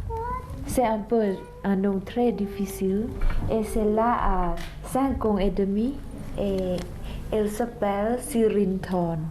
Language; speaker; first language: French; non-native, fluent; Thai